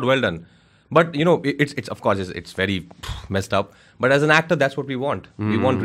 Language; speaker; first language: English; non-native, local second language; Hindi